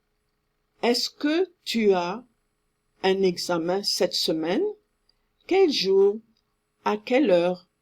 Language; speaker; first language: French; non-native, fluent; English